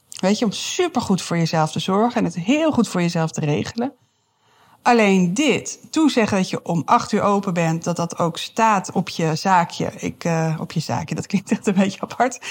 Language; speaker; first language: Dutch; native; Dutch